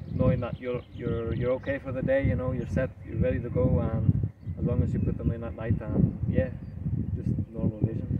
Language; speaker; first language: English; early bilingual, other home language; Spanish